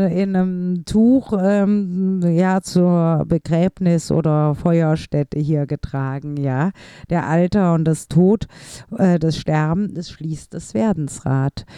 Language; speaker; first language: German; native; German